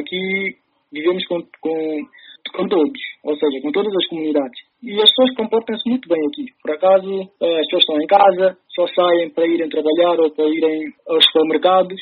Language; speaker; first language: Portuguese; early bilingual, other home language; Upper Guinea Crioulo